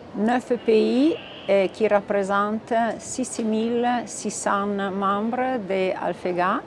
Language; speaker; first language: French; non-native, fluent; Italian